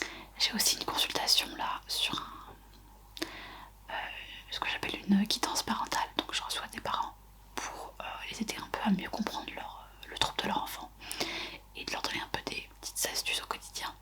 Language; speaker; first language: French; native; French